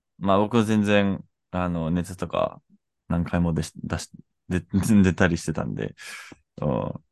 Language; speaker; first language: Japanese; non-native, fluent; English